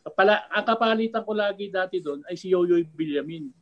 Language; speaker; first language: Filipino; native; Filipino